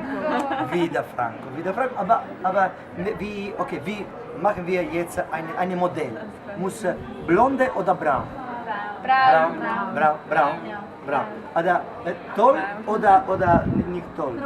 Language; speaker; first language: German; non-native, learner; Italian